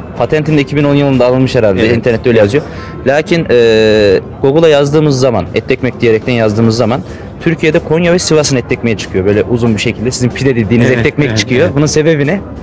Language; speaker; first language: Turkish; native; Turkish